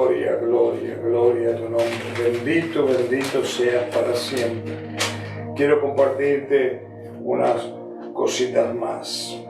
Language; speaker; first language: Spanish; native; Spanish